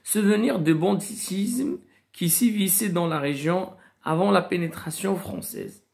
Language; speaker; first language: French; non-native, local second language; Arabic